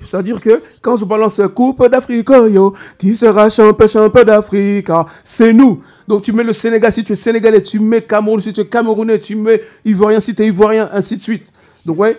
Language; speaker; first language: French; non-native, local second language; Lingala